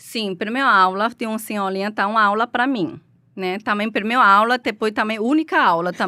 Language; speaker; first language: Portuguese; non-native, learner; Chinese